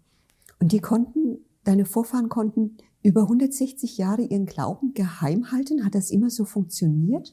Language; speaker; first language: German; native; German